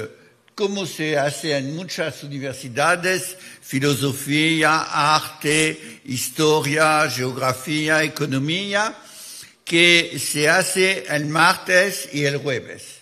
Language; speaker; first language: Spanish; non-native, fluent; French